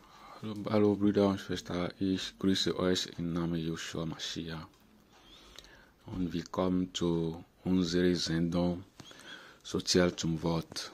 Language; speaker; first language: German; non-native, fluent; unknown